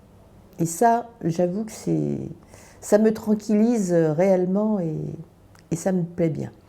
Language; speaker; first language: French; native; French